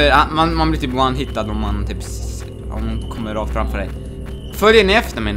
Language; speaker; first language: Swedish; native; Swedish